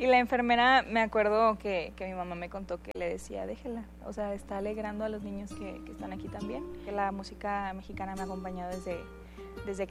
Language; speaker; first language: Spanish; native; Spanish